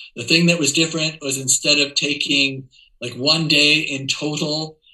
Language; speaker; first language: English; native; English